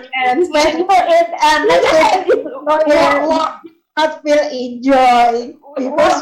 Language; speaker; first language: English; non-native, learner; Indonesian